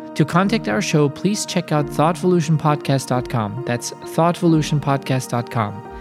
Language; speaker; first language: English; non-native, fluent; German